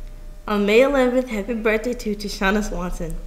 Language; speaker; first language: English; native; English